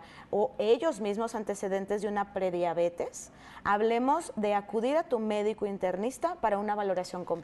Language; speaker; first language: Spanish; native; Spanish